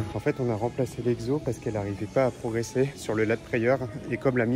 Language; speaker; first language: French; native; French